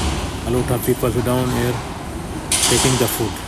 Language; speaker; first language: English; non-native, learner; Urdu